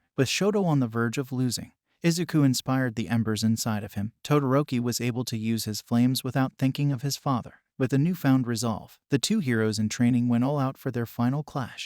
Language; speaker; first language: English; native; English